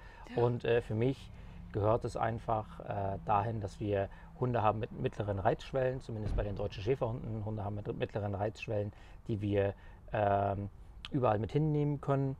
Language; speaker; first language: German; native; German